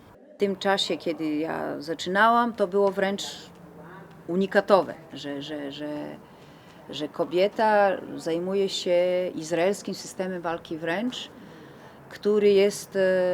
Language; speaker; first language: Polish; non-native, fluent; Bulgarian